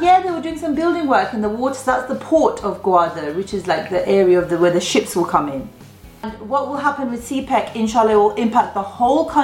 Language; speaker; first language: English; early bilingual, other home language; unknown